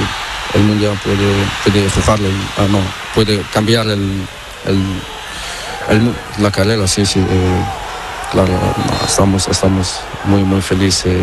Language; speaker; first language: Spanish; non-native, learner; Portuguese